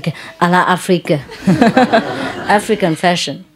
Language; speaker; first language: French; non-native, learner; Vietnamese